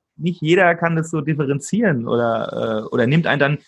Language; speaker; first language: German; native; German